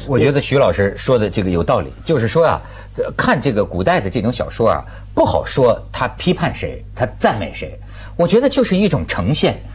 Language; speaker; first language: Chinese; native; Chinese